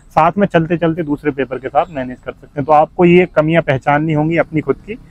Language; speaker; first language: Hindi; native; Hindi